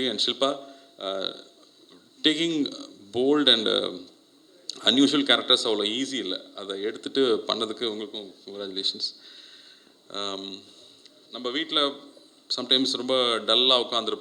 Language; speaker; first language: Tamil; native; Tamil